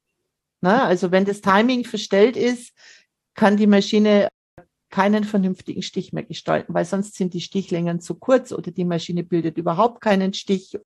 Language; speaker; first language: German; native; German